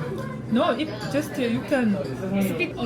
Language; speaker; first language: English; non-native, learner; Korean